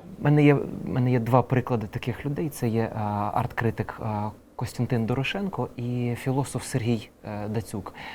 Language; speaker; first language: Ukrainian; native; Ukrainian